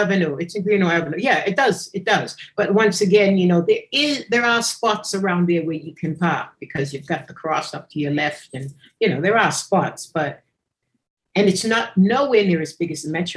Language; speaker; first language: English; native; English